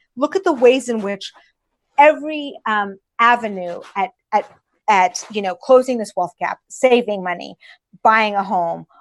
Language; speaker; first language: English; early bilingual, other home language; Persian